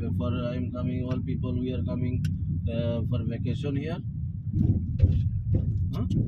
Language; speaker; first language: English; non-native, learner; Bangla